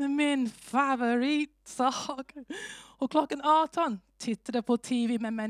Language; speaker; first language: Swedish; non-native, fluent; English